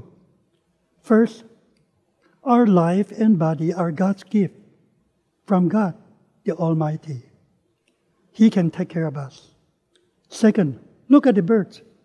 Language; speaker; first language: English; non-native, local second language; Min Nan Chinese